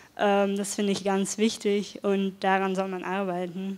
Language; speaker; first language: German; non-native, fluent; Dutch